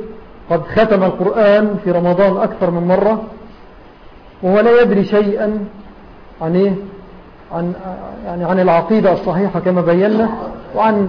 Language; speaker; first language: Arabic; native; Arabic